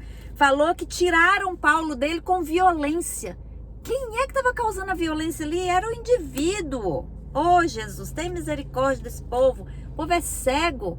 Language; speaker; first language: Portuguese; native; Portuguese